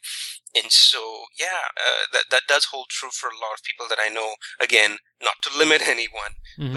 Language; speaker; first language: English; non-native, local second language; Punjabi